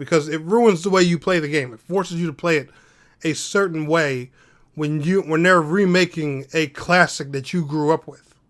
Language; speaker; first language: English; native; English